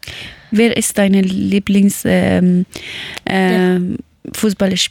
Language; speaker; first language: German; early bilingual, other home language; Persian